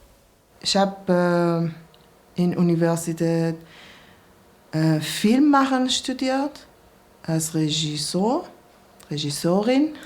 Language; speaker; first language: German; non-native, learner; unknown